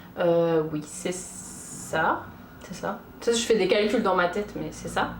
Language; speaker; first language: French; early bilingual, other home language; Portuguese